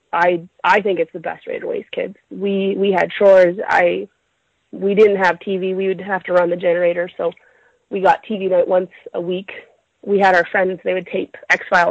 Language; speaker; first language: English; native; English